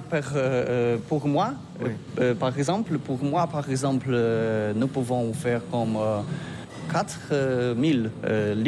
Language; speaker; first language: French; non-native, learner; Polish